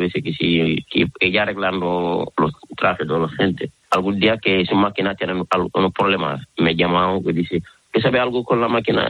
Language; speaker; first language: Spanish; non-native, learner; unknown